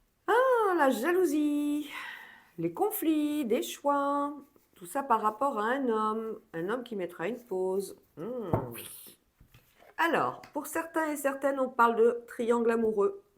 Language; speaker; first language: French; native; French